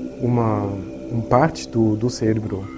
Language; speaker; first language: Portuguese; non-native, learner; German